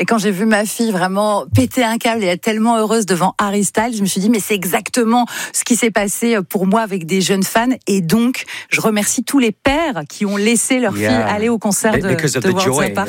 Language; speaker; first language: French; native; French